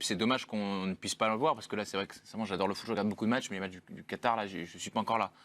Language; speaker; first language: French; native; French